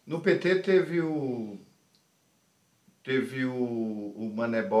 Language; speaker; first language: Portuguese; native; Portuguese